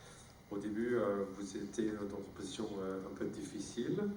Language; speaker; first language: French; non-native, fluent; English